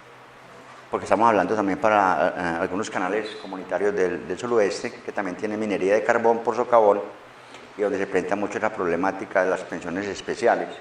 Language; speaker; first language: Spanish; native; Spanish